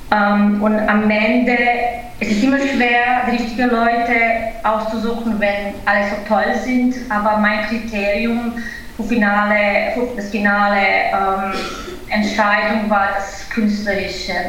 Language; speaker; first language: German; non-native, fluent; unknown